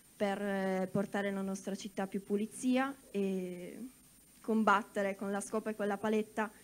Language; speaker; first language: Italian; native; Italian